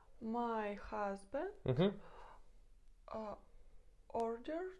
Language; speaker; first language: English; non-native, learner; Russian